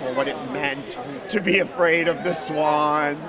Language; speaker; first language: English; non-native, fluent; French